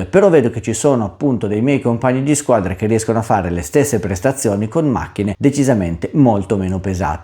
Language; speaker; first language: Italian; native; Italian